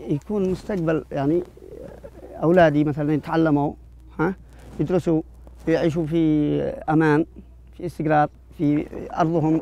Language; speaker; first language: Arabic; native; Arabic